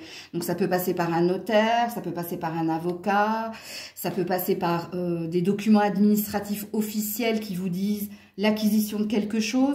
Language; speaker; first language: French; native; French